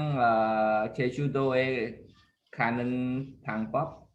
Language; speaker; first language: Korean; non-native, learner; Khmer